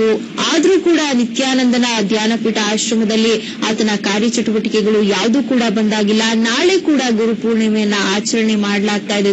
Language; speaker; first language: Kannada; native; Kannada